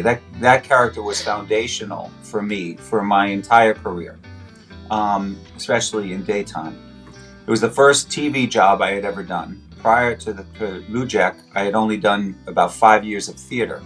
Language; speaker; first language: English; native; English